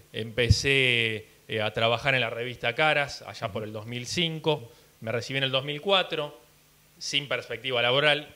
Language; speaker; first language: Spanish; early bilingual, heritage; Spanish